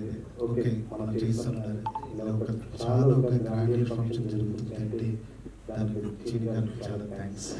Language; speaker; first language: Telugu; non-native, learner; Tamil